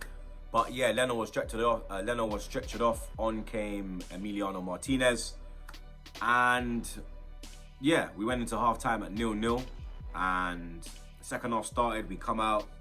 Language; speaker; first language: English; native; English